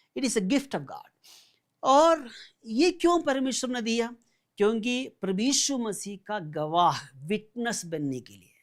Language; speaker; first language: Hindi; non-native, local second language; Malayalam